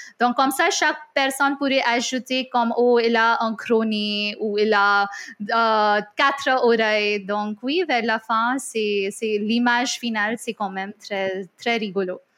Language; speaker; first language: French; non-native, fluent; Hindi